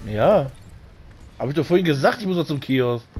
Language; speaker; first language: German; native; German